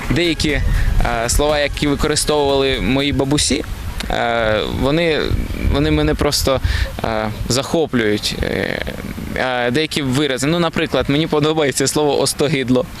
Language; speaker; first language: Ukrainian; non-native, local second language; Russian